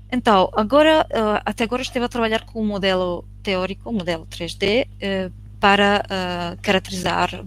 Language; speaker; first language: Portuguese; non-native, fluent; Italian